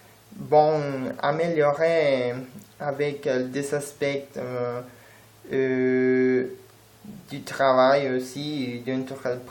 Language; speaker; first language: French; non-native, learner; Spanish